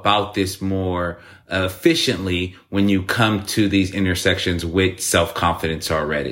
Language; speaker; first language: English; native; English